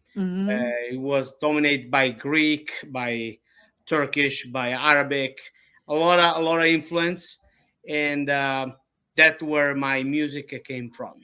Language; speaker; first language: English; non-native, learner; Italian